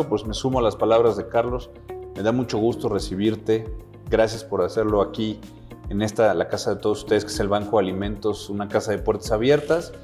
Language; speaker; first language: Spanish; native; Spanish